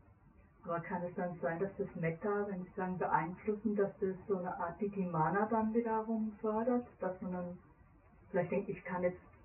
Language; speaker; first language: German; non-native, learner; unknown